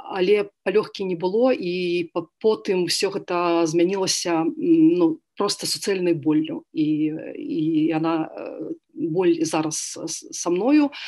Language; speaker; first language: Belarusian; native; Belarusian